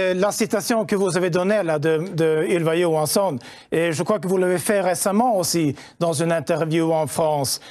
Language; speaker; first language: French; non-native, fluent; Swedish